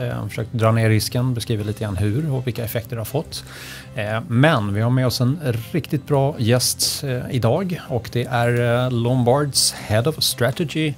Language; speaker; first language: Swedish; native; Swedish